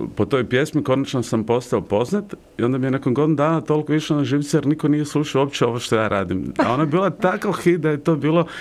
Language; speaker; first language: Croatian; native; Croatian